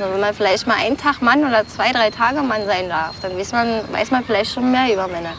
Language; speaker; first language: German; native; German